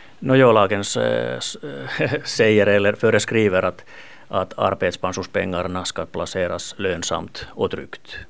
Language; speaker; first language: Swedish; non-native, local second language; Finnish